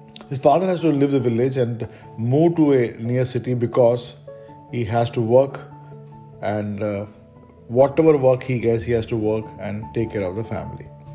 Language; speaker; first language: English; non-native, local second language; Malayalam